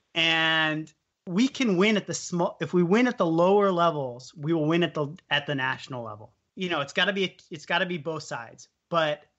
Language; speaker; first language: English; native; English